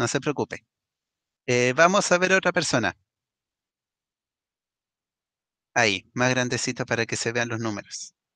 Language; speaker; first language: Spanish; native; Spanish